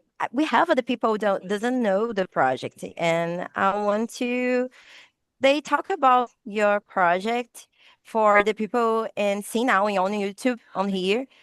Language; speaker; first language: English; non-native, learner; Portuguese